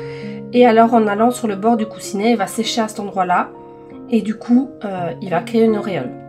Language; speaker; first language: French; native; French